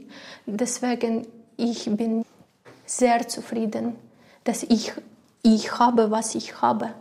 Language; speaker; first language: German; non-native, learner; Ukrainian